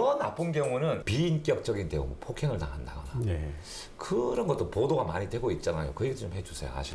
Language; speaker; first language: Korean; native; Korean